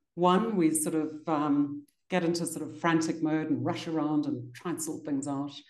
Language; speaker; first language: English; native; English